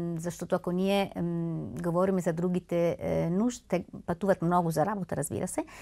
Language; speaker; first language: Italian; native; Italian